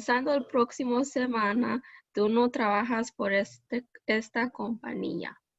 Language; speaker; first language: Spanish; non-native, learner; English